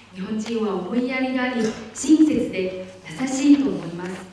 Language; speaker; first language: Japanese; non-native, fluent; Chinese